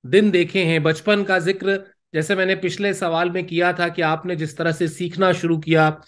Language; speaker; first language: Hindi; native; Hindi